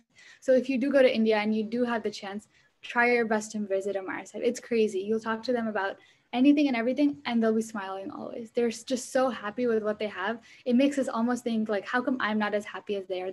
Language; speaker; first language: English; early bilingual, other home language; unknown